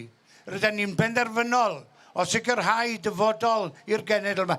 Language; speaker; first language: Welsh; native; Welsh